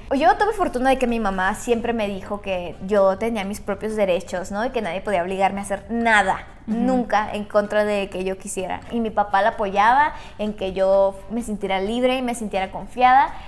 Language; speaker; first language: Spanish; native; Spanish